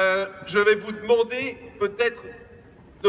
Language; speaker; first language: French; native; French